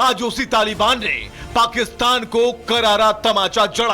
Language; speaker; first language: Hindi; native; Hindi